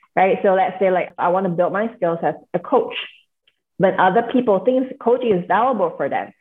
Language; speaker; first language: English; native; English